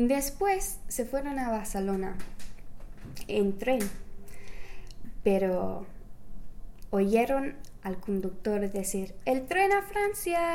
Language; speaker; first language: Spanish; non-native, fluent; English